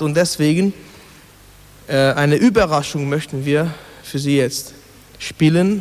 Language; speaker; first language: German; non-native, fluent; Hungarian